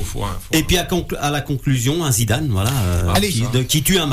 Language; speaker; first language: French; native; French